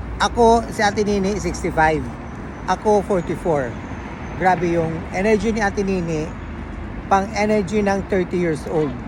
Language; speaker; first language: Filipino; native; Filipino